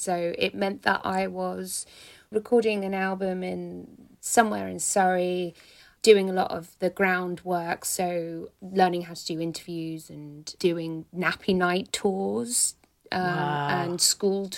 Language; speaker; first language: English; native; English